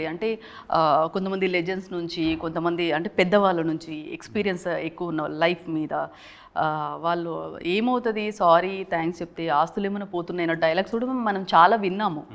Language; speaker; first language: Telugu; native; Telugu